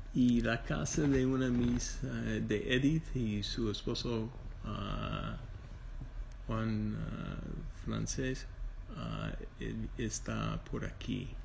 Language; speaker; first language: Spanish; non-native, learner; English